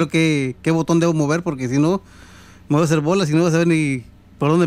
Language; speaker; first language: Spanish; native; Spanish